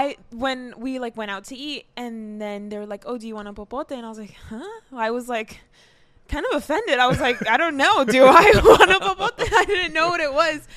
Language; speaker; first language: English; early bilingual, other home language; Spanish